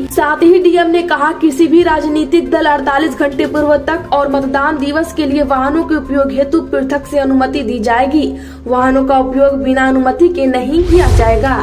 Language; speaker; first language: Hindi; native; Hindi